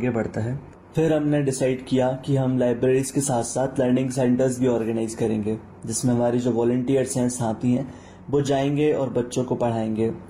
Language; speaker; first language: Hindi; native; Hindi